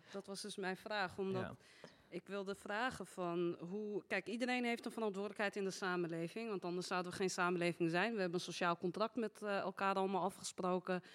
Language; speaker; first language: Dutch; native; Dutch